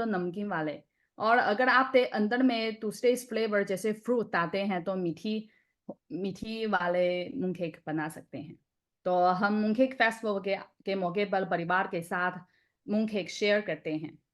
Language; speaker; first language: Hindi; non-native, fluent; Chinese